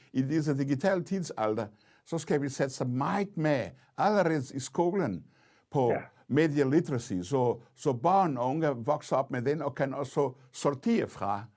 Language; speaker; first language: Danish; non-native, fluent; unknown